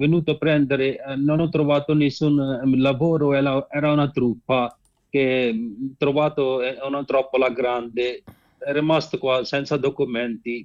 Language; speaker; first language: Italian; non-native, learner; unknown